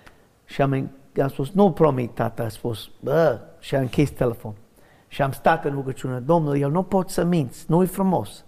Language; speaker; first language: Romanian; non-native, fluent; English